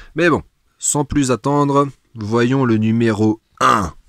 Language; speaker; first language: French; native; French